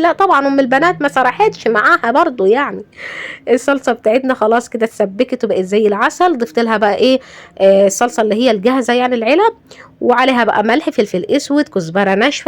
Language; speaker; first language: Arabic; native; Arabic